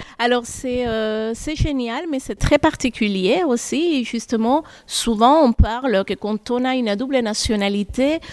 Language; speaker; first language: French; non-native, fluent; Spanish